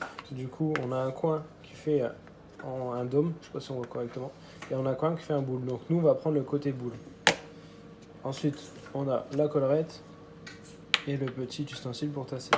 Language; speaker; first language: French; native; French